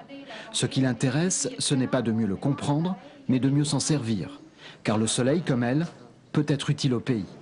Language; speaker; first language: French; native; French